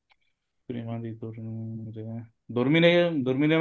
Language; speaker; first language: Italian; non-native, learner; Bangla